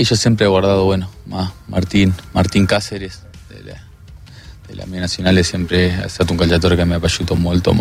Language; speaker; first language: Italian; non-native, fluent; Spanish